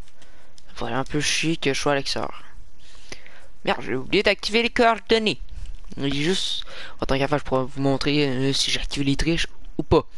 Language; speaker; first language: French; native; French